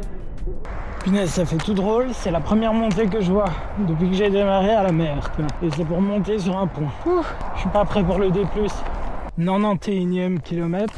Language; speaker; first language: French; native; French